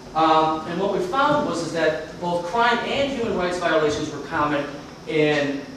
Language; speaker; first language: English; native; English